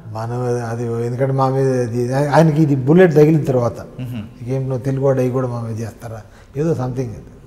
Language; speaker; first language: Telugu; native; Telugu